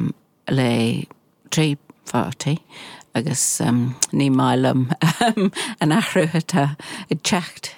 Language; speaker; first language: Irish; non-native, learner; English